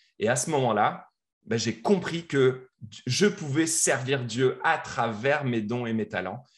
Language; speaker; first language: French; native; French